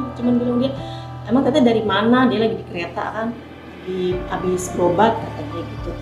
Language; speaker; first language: Indonesian; non-native, local second language; Sundanese